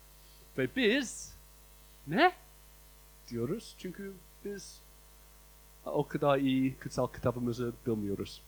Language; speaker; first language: Turkish; non-native, fluent; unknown